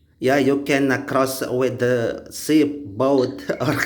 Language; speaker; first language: English; non-native, learner; Indonesian